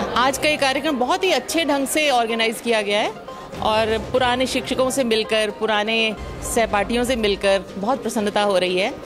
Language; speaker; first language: Hindi; native; Hindi